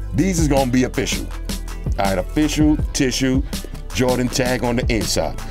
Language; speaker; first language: English; native; English